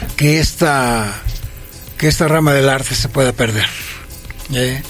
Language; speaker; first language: Spanish; native; Spanish